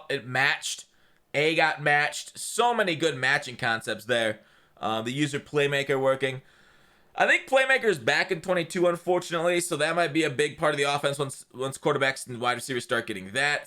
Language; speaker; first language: English; native; English